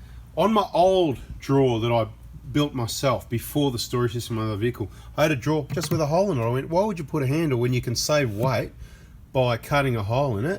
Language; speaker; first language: English; native; English